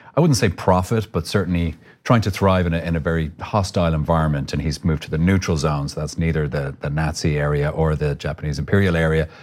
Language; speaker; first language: English; native; English